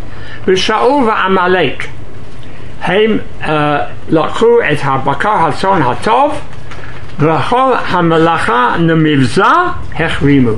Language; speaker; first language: Hebrew; non-native, fluent; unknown